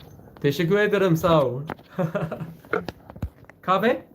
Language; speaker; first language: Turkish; non-native, learner; English